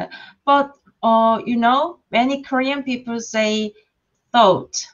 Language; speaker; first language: English; non-native, learner; Korean